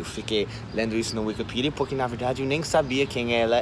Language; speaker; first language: Portuguese; non-native, fluent; English